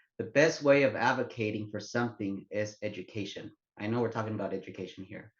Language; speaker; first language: English; non-native, fluent; Spanish